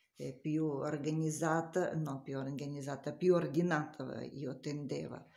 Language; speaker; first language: Italian; non-native, learner; Russian